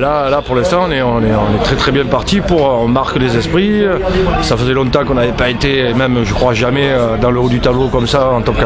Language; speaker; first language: French; native; French